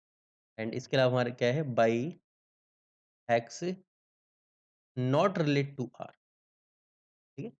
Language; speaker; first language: Hindi; native; Hindi